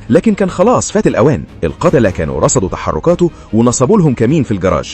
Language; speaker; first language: Arabic; native; Arabic